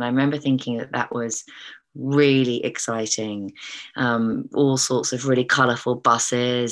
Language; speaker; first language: English; native; English